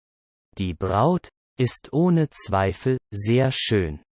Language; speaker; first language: German; non-native, learner; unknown